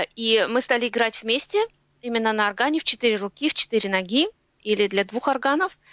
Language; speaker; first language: Russian; native; Russian